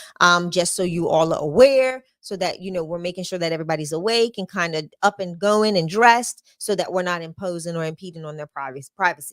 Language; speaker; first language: English; native; English